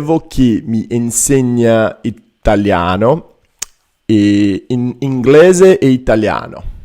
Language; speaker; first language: Italian; non-native, learner; Portuguese